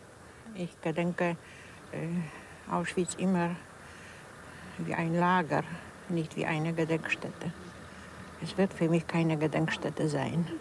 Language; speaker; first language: German; non-native, fluent; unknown